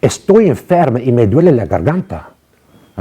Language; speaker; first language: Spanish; non-native, fluent; English